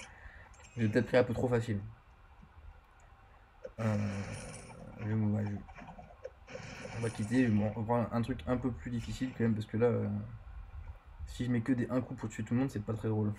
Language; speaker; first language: French; native; French